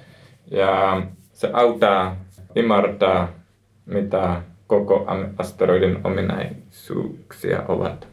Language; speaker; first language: Finnish; non-native, learner; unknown